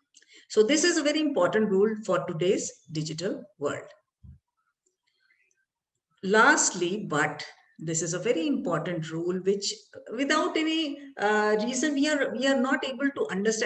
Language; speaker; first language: English; non-native, local second language; Malayalam